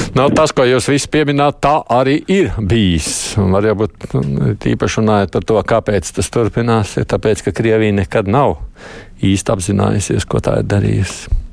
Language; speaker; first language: Latvian; native; Latvian